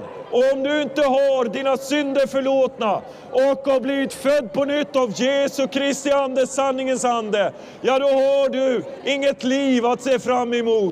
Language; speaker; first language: Swedish; non-native, fluent; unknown